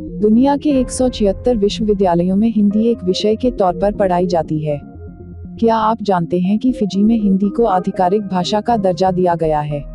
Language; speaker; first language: Hindi; native; Hindi